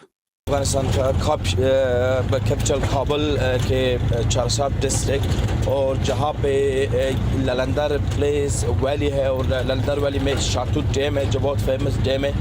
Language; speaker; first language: Hindi; non-native, fluent; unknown